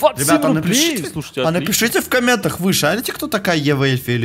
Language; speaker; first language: Russian; native; Russian